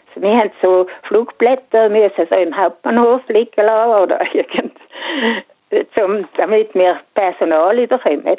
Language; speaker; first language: German; non-native, fluent; Swedish